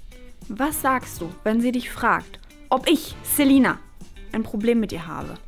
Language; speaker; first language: German; native; German